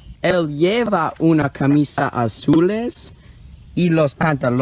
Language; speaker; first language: Spanish; non-native, learner; English